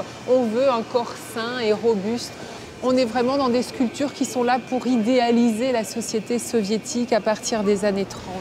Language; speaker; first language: French; native; French